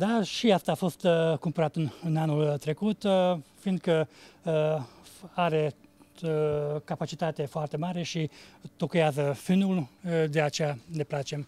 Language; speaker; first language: Romanian; non-native, local second language; Hungarian